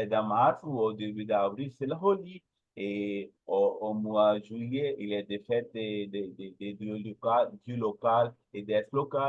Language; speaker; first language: French; non-native, learner; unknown